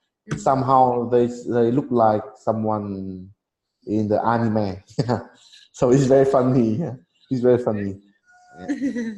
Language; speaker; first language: English; non-native, learner; Vietnamese